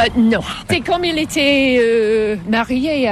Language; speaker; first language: French; non-native, fluent; English